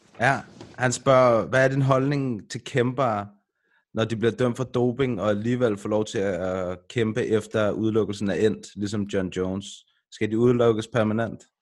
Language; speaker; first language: Danish; native; Danish